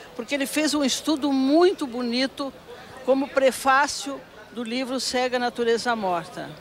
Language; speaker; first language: Portuguese; native; Portuguese